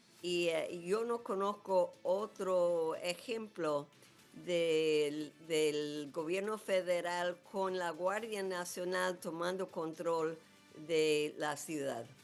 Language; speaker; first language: Spanish; non-native, fluent; English